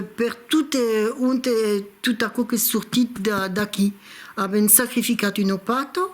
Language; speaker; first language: Occitan; non-native, local second language; French